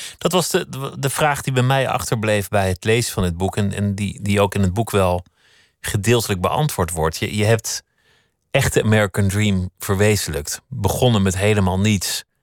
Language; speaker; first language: Dutch; native; Dutch